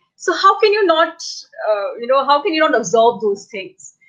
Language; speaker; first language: English; non-native, local second language; Hindi